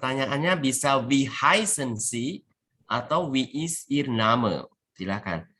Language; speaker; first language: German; non-native, fluent; Indonesian